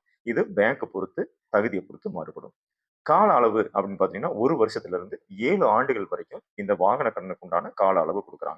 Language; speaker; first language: Tamil; native; Tamil